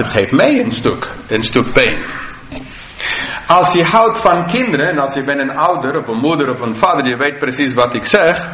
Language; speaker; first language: Dutch; non-native, fluent; English